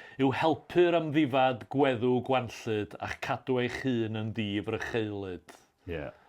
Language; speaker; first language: Welsh; native; Welsh